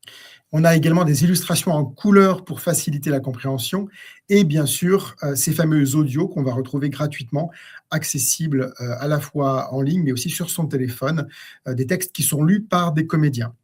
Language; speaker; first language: French; native; French